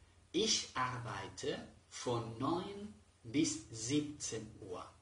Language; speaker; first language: German; non-native, fluent; Spanish